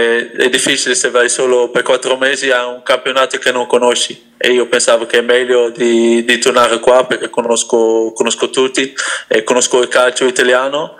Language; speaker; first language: Italian; non-native, fluent; Dutch